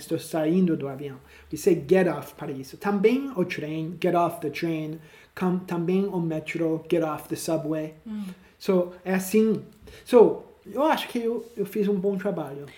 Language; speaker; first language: Portuguese; non-native, learner; English